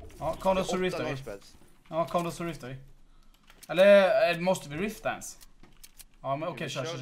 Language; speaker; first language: Swedish; native; Swedish